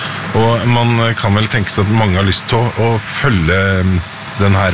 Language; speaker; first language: Norwegian; native; Norwegian